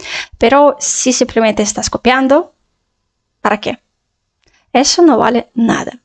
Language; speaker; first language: Spanish; non-native, fluent; Russian